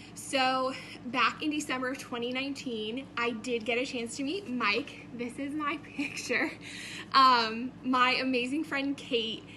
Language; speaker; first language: English; native; English